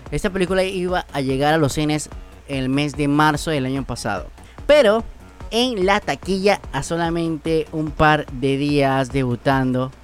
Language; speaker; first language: Spanish; native; Spanish